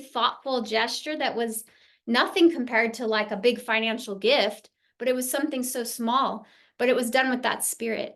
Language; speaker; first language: English; native; English